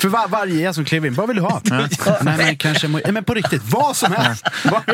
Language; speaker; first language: Swedish; native; Swedish